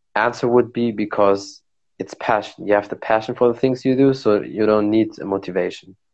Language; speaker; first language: English; non-native, fluent; Arabic